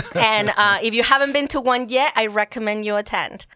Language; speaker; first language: English; non-native, fluent; Spanish